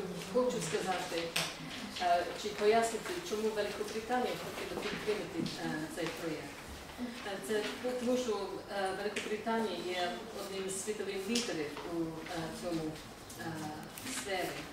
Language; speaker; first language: Ukrainian; non-native, fluent; English